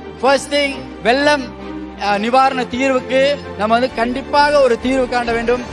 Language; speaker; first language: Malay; non-native, local second language; Tamil